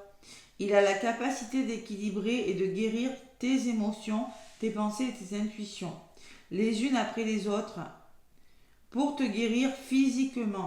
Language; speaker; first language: French; native; French